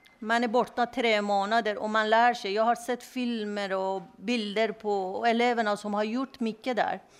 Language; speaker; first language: Swedish; non-native, fluent; Persian